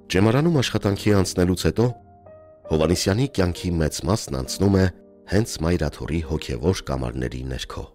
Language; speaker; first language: Armenian; native; Armenian